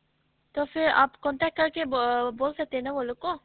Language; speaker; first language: Urdu; native; Urdu